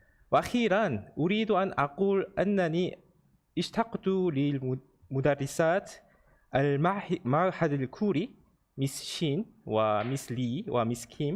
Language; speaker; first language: Arabic; non-native, learner; Korean